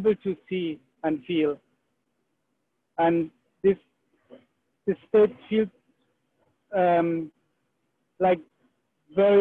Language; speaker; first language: English; non-native, local second language; Sinhala